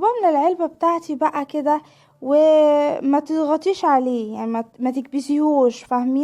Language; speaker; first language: Arabic; native; Arabic